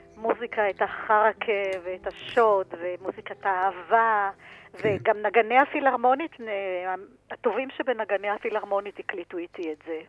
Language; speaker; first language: Hebrew; native; Hebrew